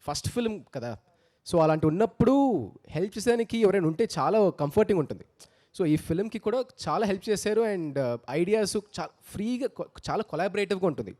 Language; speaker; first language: Telugu; early bilingual, heritage; Telugu